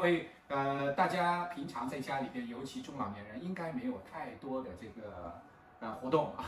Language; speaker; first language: Chinese; native; Chinese